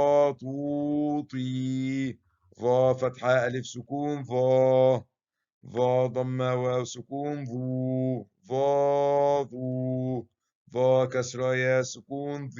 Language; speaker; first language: Arabic; non-native, fluent; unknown